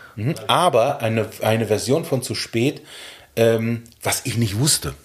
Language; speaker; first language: German; native; German